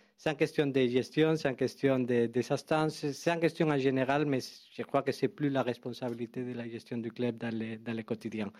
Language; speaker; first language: French; non-native, fluent; Spanish